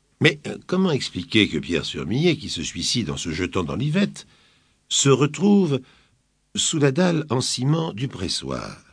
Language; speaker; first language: French; native; French